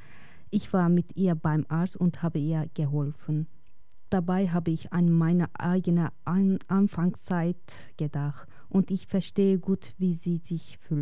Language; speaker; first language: German; non-native, learner; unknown